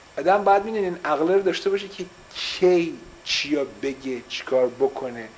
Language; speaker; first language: Persian; early bilingual, heritage; Persian